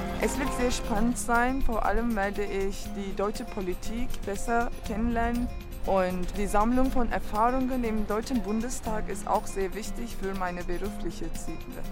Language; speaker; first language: German; non-native, fluent; Turkish